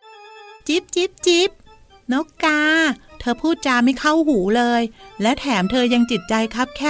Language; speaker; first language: Thai; native; Thai